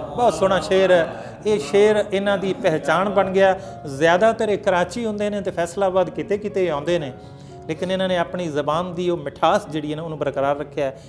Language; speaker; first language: Punjabi; native; Punjabi